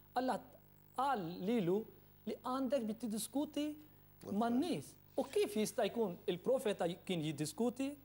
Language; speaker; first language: Maltese; non-native, fluent; Urdu